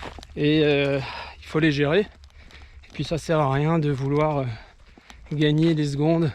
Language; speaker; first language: French; native; French